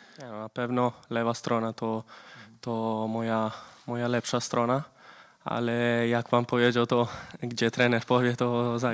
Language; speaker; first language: Polish; early bilingual, heritage; Polish